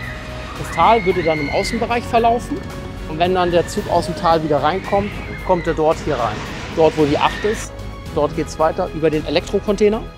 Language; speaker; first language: German; native; German